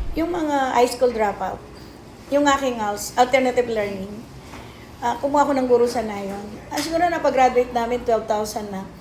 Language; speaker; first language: Filipino; non-native, local second language; Pampanga